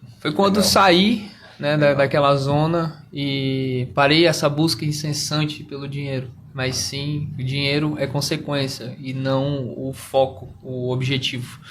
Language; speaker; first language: Portuguese; native; Portuguese